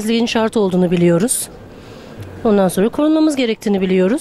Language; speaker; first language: Turkish; native; Turkish